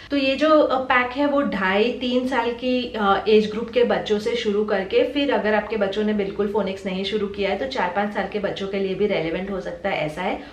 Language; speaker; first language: Hindi; non-native, local second language; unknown